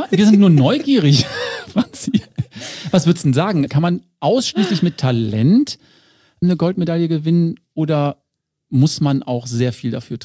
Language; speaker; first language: German; native; German